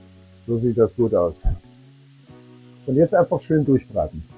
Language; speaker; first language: German; native; German